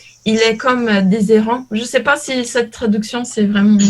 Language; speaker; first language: French; non-native, learner; Portuguese